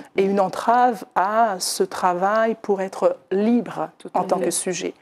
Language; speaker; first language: French; native; French